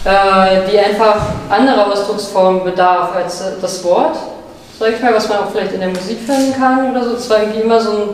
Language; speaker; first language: German; native; German